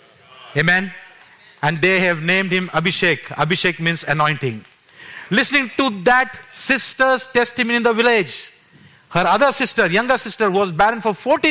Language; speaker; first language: English; non-native, local second language; Marathi